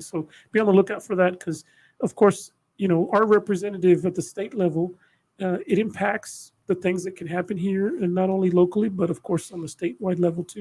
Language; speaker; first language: English; native; English